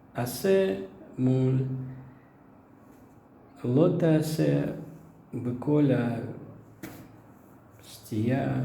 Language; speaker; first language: Hebrew; non-native, fluent; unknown